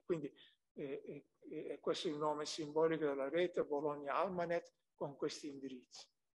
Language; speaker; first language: Italian; non-native, fluent; Turkish